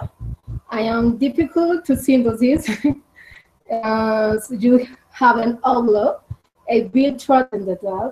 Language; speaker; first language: English; non-native, learner; Spanish